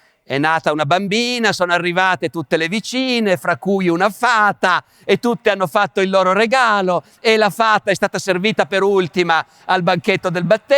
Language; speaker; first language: Italian; native; Italian